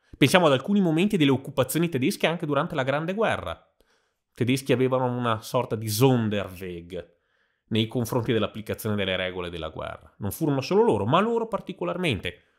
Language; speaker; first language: Italian; native; Italian